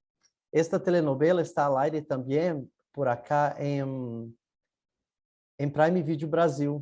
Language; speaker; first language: Spanish; non-native, learner; Portuguese